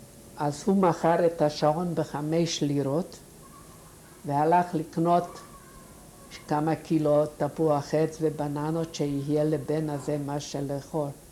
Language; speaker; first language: Hebrew; non-native, fluent; Yiddish